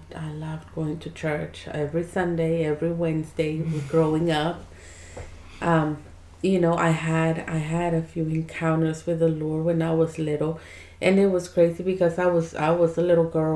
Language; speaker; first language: English; early bilingual, other home language; Spanish